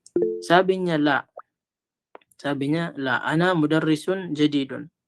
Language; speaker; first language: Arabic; non-native, fluent; Filipino